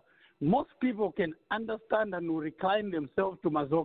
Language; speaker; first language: English; non-native, local second language; Nyanja